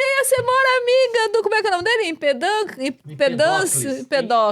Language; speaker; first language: Portuguese; native; Portuguese